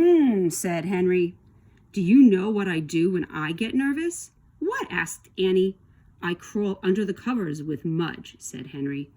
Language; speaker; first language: English; native; English